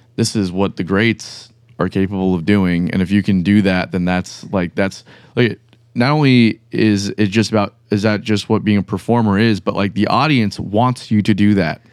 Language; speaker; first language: English; early bilingual, other home language; Spanish